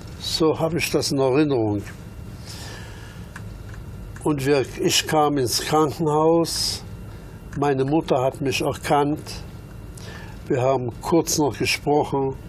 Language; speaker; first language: German; early bilingual, other home language; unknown